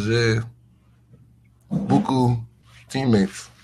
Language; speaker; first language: French; non-native, learner; English